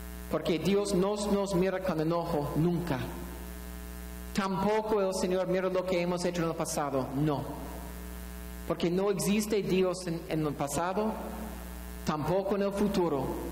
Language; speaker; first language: Spanish; non-native, fluent; English